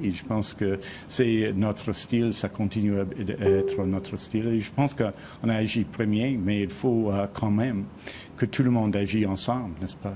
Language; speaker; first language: French; non-native, fluent; English